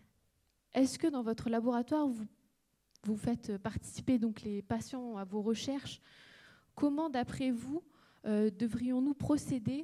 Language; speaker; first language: French; native; French